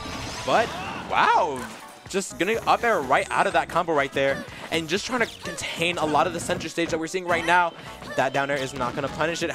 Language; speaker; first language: English; native; English